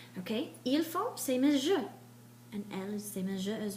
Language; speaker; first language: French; non-native, fluent; English